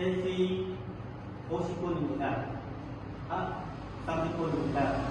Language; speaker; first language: Korean; non-native, learner; Khmer